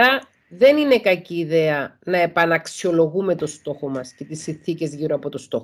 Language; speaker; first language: Greek; native; Greek